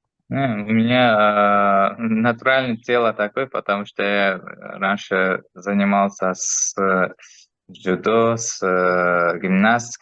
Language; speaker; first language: Russian; non-native, fluent; Uzbek